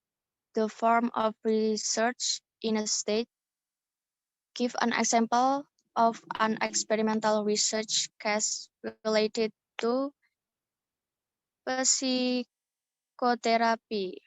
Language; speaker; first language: English; non-native, learner; Indonesian